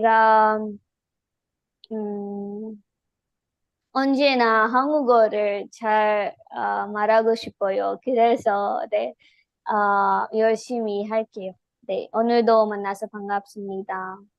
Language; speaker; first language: Korean; non-native, learner; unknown